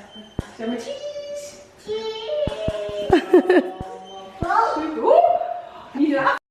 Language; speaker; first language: Dutch; native; Dutch